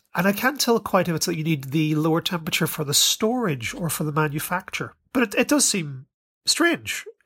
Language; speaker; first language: English; native; English